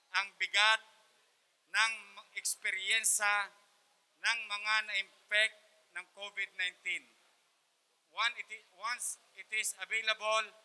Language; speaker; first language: Filipino; native; Filipino